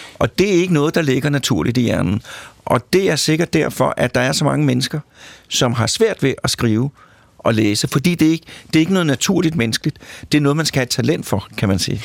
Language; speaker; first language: Danish; native; Danish